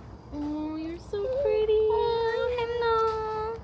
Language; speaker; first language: English; native; English